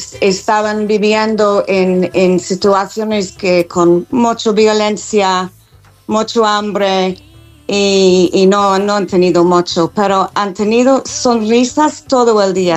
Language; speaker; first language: Spanish; non-native, fluent; English